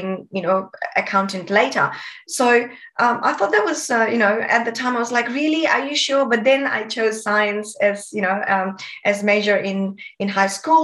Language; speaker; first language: English; non-native, local second language; Nepali